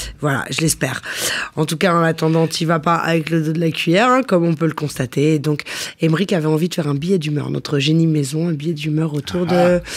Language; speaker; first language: French; native; French